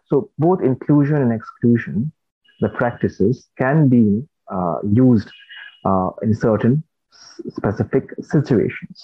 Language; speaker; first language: English; non-native, local second language; Nepali